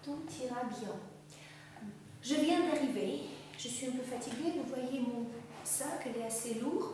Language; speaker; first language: French; non-native, fluent; Russian